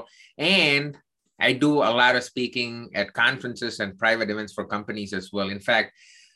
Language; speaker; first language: English; non-native, local second language; Tamil